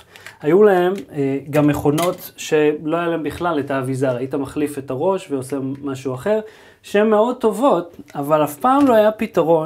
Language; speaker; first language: Hebrew; native; Hebrew